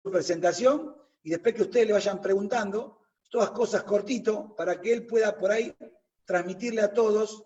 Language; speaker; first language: Spanish; native; Spanish